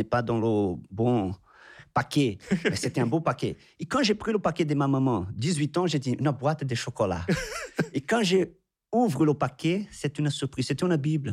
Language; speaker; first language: French; non-native, fluent; Portuguese